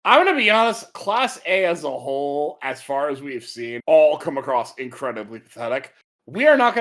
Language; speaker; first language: English; native; English